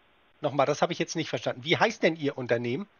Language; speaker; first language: German; native; German